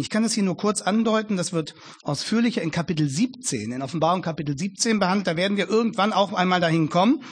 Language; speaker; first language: German; native; German